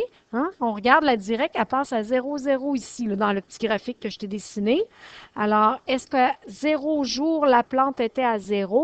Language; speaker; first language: French; native; French